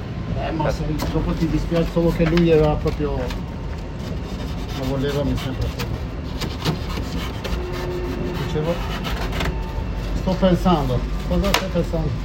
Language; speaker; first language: Italian; non-native, learner; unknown